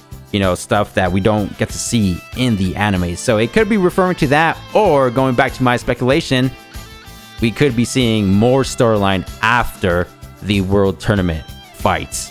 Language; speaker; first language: English; native; English